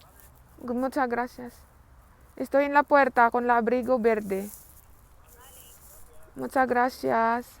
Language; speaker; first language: Spanish; non-native, learner; Filipino